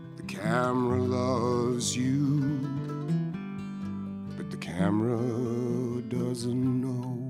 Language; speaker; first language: English; native; English